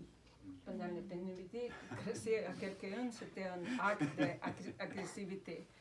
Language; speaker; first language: French; non-native, fluent; Slovenian